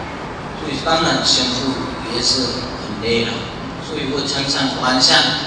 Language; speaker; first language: Chinese; non-native, learner; Korean